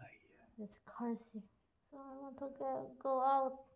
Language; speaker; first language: English; non-native, local second language; Cebuano